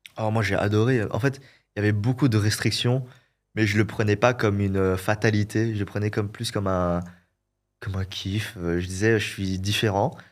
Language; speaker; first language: French; early bilingual, other home language; Vietnamese